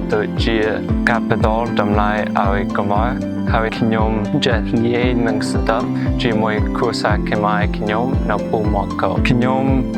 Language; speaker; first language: Khmer; non-native, learner; English